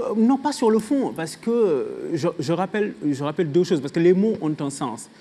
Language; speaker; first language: French; non-native, local second language; Wolof